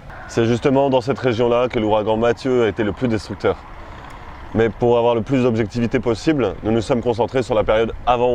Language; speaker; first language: French; native; French